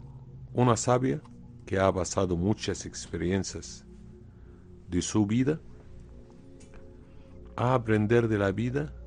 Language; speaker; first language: Spanish; non-native, fluent; Arabic